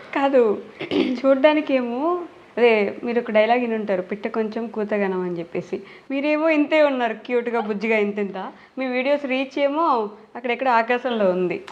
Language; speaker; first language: Telugu; native; Telugu